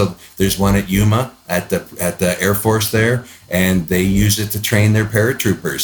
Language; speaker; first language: English; native; English